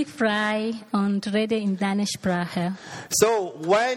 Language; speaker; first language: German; non-native, learner; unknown